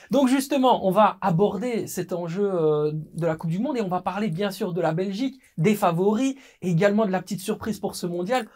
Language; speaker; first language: French; native; French